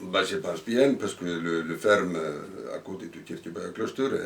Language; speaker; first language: French; non-native, fluent; Icelandic